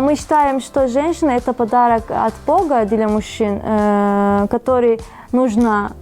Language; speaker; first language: Russian; non-native, fluent; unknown